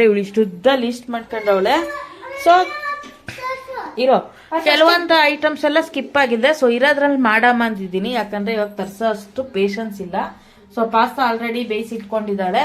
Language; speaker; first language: Kannada; native; Kannada